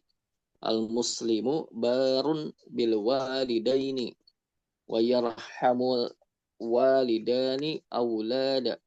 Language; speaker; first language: Arabic; non-native, learner; Indonesian